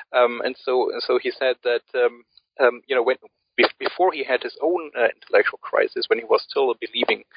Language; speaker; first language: English; early bilingual, other home language; German